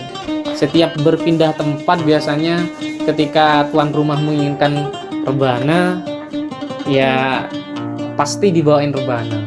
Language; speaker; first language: Indonesian; non-native, local second language; Madurese